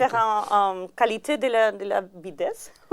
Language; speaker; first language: French; non-native, learner; Spanish